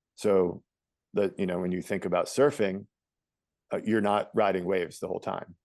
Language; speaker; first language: English; native; English